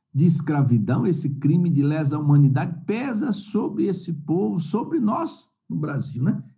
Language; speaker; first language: Portuguese; native; Portuguese